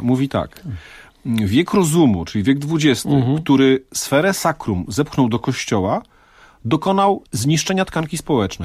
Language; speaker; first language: Polish; native; Polish